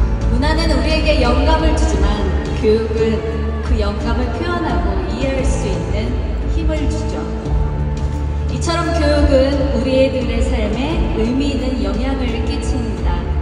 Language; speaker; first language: Korean; native; Korean